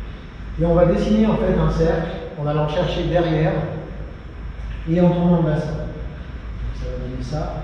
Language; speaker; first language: French; native; French